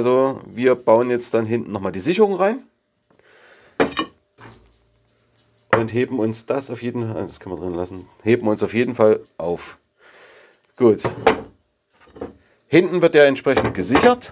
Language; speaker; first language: German; native; German